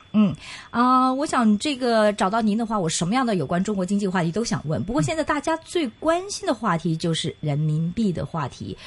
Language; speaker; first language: Chinese; non-native, local second language; Cantonese